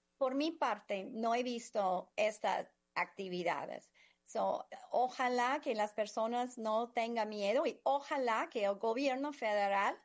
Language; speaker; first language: Spanish; non-native, fluent; English